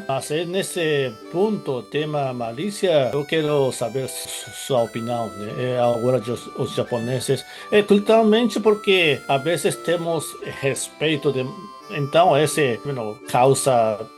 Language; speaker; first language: Portuguese; non-native, fluent; Japanese